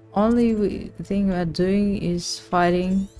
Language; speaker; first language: English; non-native, learner; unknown